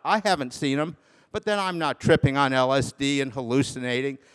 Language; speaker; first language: English; native; English